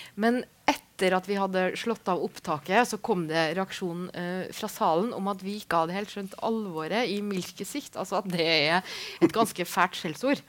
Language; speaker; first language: Norwegian; native; Norwegian